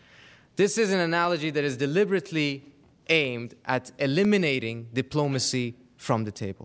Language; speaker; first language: English; non-native, fluent; Persian